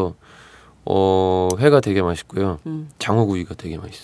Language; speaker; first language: Korean; non-native, fluent; Turkish